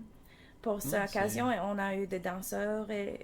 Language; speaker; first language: French; non-native, learner; English